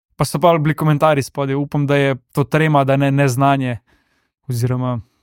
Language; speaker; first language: Slovenian; native; Slovenian